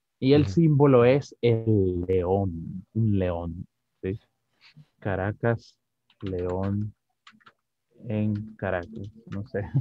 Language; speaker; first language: Spanish; native; Spanish